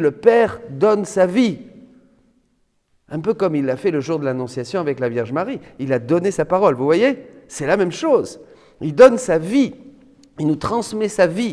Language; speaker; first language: French; native; French